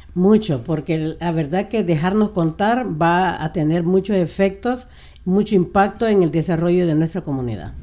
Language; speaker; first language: Spanish; native; Spanish